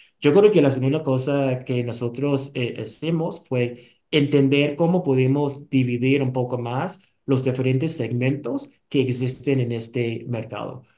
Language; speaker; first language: Spanish; non-native, fluent; English